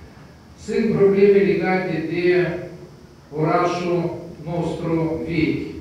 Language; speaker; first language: Romanian; non-native, local second language; Russian